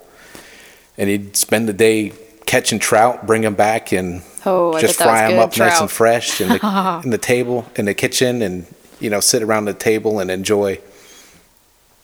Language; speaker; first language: English; native; English